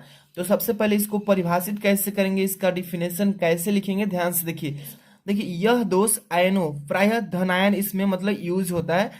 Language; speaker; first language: Hindi; native; Hindi